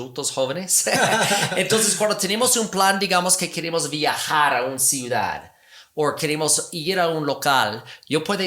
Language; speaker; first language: Spanish; non-native, fluent; English